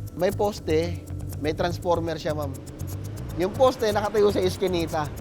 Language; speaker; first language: Filipino; native; Filipino